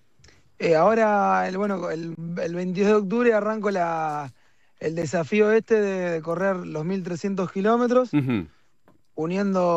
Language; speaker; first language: Spanish; native; Spanish